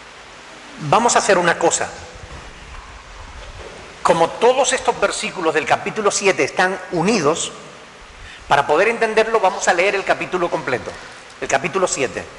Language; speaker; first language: Spanish; native; Spanish